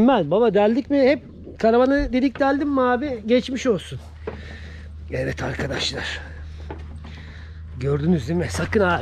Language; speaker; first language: Turkish; native; Turkish